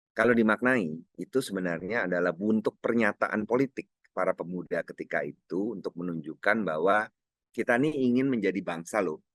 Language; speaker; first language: Indonesian; non-native, local second language; Minangkabau